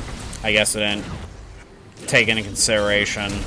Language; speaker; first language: English; native; English